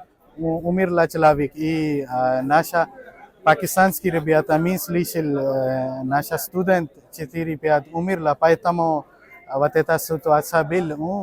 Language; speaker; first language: Russian; non-native, learner; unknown